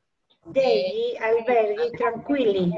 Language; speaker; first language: Italian; non-native, learner; Spanish